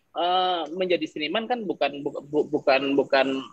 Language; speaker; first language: Indonesian; non-native, local second language; Minangkabau